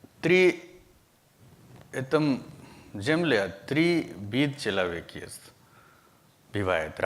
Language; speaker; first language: Russian; non-native, learner; Hindi